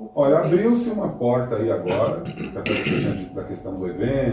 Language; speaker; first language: Portuguese; native; Portuguese